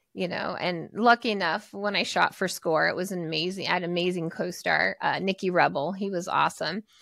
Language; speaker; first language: English; native; English